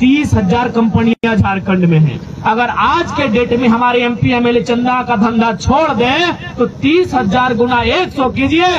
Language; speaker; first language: Hindi; native; Hindi